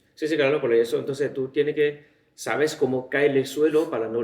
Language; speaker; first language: Spanish; non-native, learner; Chinese